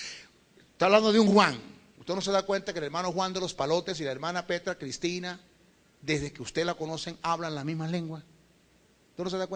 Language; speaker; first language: Spanish; native; Spanish